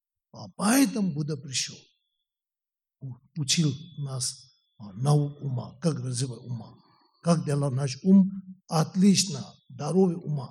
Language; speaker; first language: Russian; non-native, learner; Tibetan